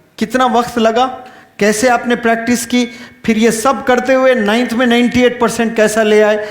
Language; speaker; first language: Urdu; native; Urdu